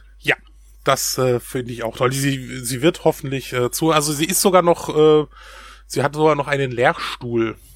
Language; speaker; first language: German; native; German